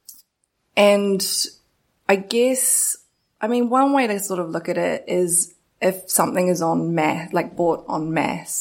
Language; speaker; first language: English; native; English